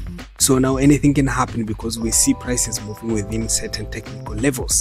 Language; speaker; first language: English; non-native, local second language; Swahili